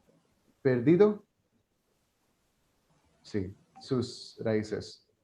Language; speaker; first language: Spanish; non-native, learner; English